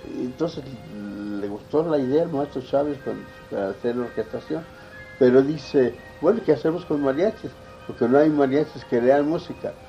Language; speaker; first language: Spanish; native; Spanish